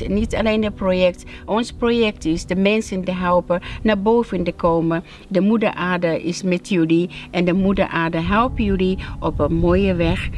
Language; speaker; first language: Dutch; non-native, learner; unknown